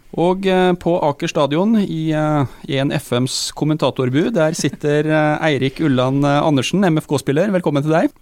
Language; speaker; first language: Norwegian; native; Norwegian